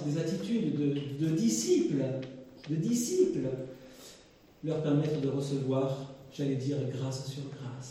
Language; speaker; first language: French; native; French